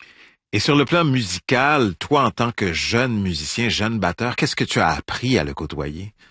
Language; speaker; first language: French; native; French